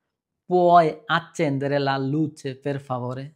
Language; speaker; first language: Italian; non-native, learner; Bangla